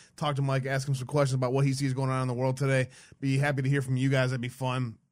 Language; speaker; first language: English; native; English